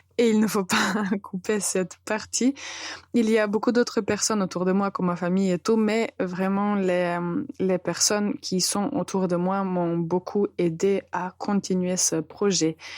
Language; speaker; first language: French; non-native, fluent; Serbian